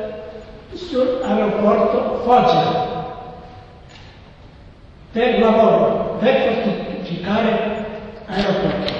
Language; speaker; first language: Italian; non-native, learner; Serbian